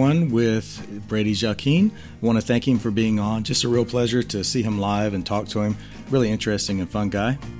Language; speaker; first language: English; native; English